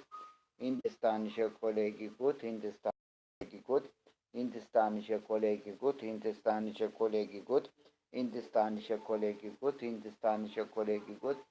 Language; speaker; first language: German; non-native, learner; Turkish